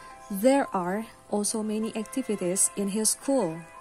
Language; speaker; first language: English; non-native, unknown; Indonesian